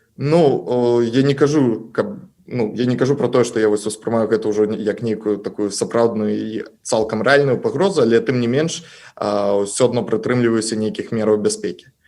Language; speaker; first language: Belarusian; native; Belarusian